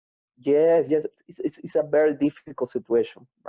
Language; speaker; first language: English; non-native, learner; Spanish